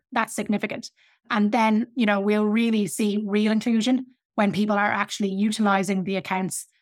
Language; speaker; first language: English; native; English